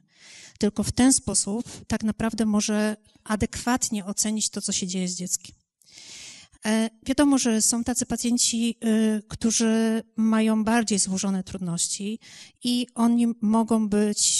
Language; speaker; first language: Polish; native; Polish